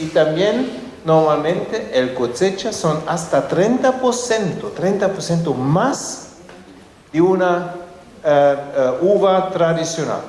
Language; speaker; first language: Spanish; non-native, fluent; German